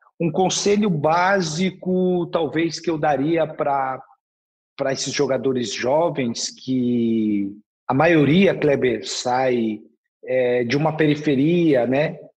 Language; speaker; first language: Portuguese; native; Portuguese